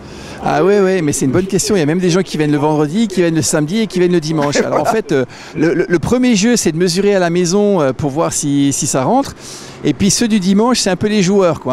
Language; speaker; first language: French; native; French